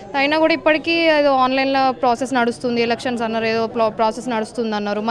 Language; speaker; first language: Telugu; native; Telugu